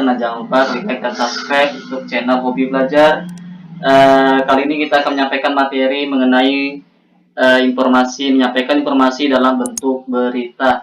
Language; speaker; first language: Indonesian; native; Indonesian